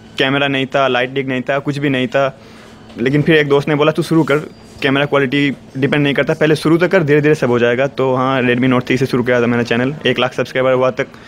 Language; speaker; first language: Hindi; native; Hindi